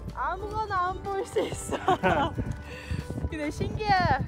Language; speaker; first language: Korean; non-native, learner; English